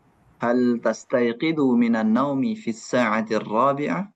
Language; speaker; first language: Arabic; non-native, fluent; Indonesian